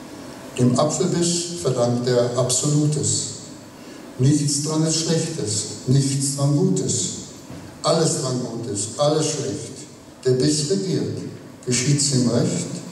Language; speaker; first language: German; native; German